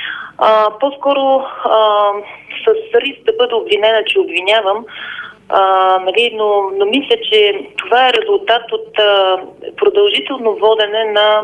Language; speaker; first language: Bulgarian; native; Bulgarian